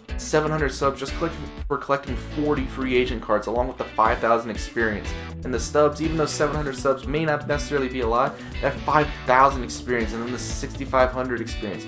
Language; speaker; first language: English; native; English